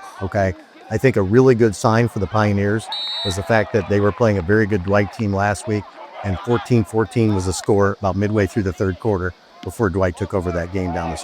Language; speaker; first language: English; native; English